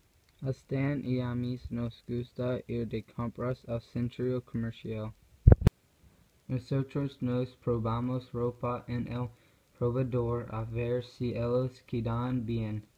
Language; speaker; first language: Spanish; non-native, learner; English